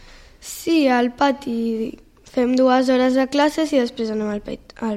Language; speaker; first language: Catalan; non-native, local second language; Spanish